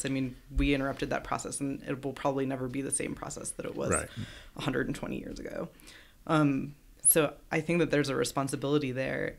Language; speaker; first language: English; native; English